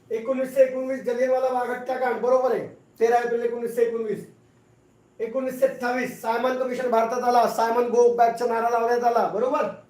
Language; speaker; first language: Marathi; non-native, local second language; Hindi